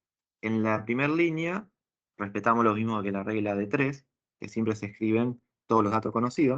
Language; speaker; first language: Spanish; native; Spanish